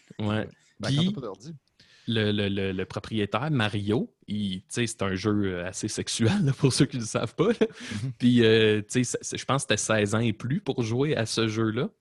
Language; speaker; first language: French; native; French